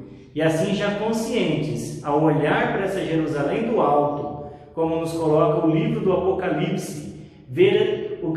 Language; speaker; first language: Portuguese; native; Portuguese